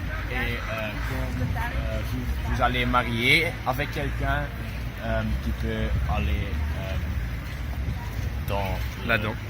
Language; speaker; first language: French; non-native, learner; Dutch